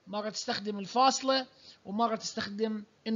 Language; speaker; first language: Arabic; native; Arabic